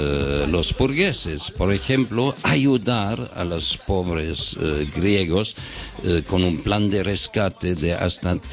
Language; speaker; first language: Spanish; non-native, fluent; German